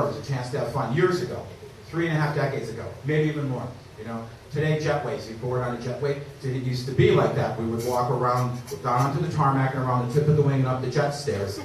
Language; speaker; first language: English; native; English